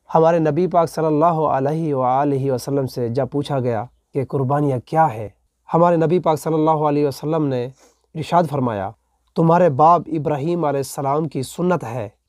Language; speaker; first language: Urdu; non-native, local second language; Punjabi